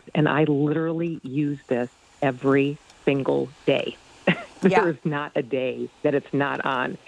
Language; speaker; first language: English; native; English